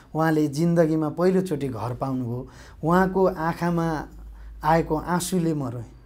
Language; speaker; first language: Nepali; native; Nepali